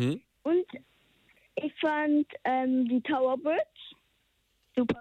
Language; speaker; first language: German; early bilingual, heritage; German